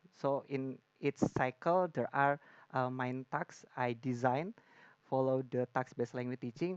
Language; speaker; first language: English; non-native, learner; Indonesian